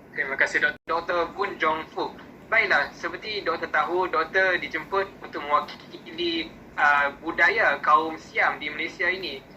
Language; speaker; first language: Malay; native; Malay